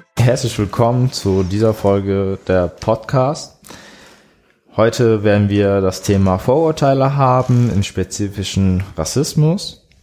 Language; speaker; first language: German; early bilingual, other home language; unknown